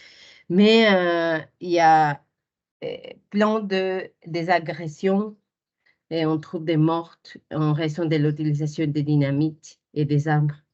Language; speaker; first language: French; non-native, fluent; Spanish